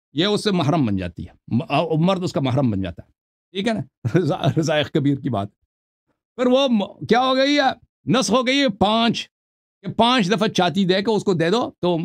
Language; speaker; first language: Urdu; non-native, local second language; Punjabi